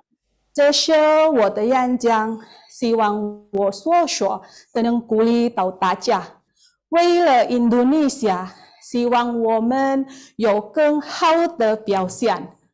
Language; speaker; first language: Chinese; non-native, learner; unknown